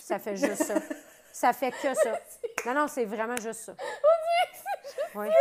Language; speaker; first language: French; native; French